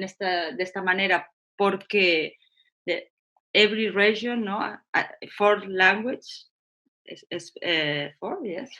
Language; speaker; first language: English; non-native, learner; Spanish